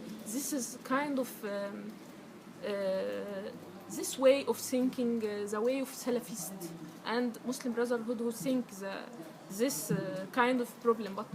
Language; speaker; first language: English; non-native, learner; Arabic